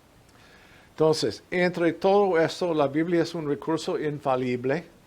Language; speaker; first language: Spanish; non-native, fluent; English